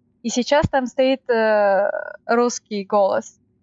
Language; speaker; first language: Russian; native; Russian